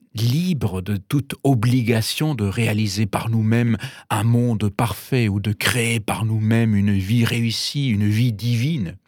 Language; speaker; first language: French; non-native, fluent; German